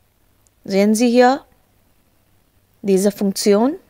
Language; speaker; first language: German; non-native, learner; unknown